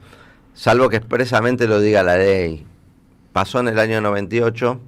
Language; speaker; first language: Spanish; native; Spanish